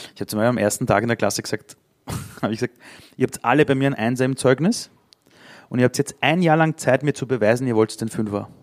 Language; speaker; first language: German; early bilingual, other home language; Persian